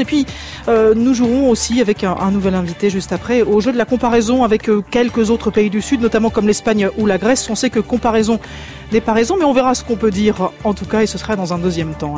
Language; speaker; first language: French; native; French